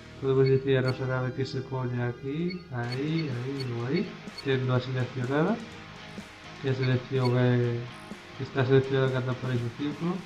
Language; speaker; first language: Galician; non-native, local second language; Spanish